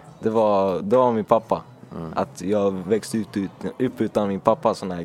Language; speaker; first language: Swedish; early bilingual, other home language; Finnish